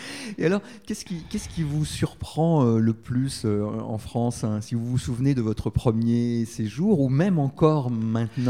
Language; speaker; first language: French; native; French